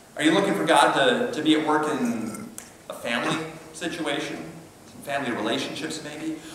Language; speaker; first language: English; native; English